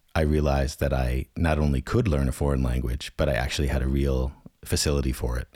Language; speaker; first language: English; native; English